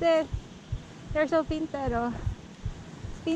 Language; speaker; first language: Norwegian; non-native, learner; Filipino